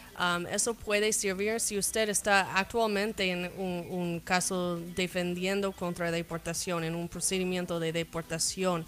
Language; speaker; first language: Spanish; non-native, fluent; English